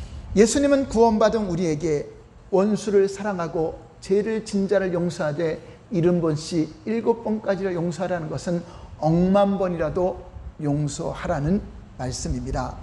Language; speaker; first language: Korean; native; Korean